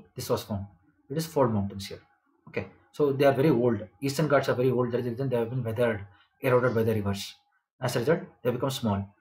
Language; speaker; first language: English; non-native, local second language; Kannada